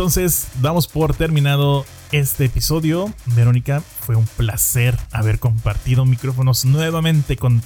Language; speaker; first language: Spanish; native; Spanish